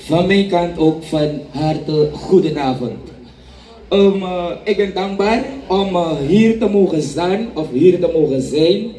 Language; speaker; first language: Dutch; non-native, fluent; Javanese